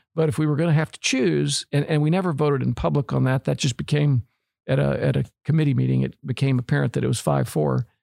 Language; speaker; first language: English; native; English